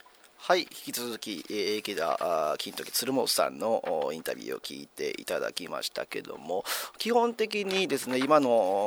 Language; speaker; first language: Japanese; native; Japanese